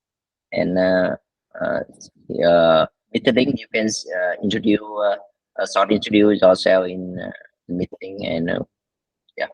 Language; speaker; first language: English; non-native, learner; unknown